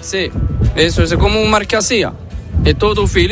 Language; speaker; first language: Spanish; non-native, learner; Arabic